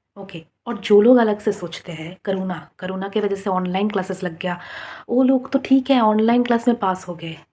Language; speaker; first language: Hindi; non-native, local second language; Bangla